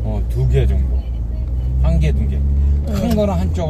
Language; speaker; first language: Korean; native; Korean